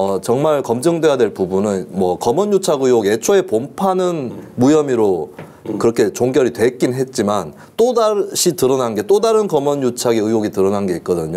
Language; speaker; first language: Korean; native; Korean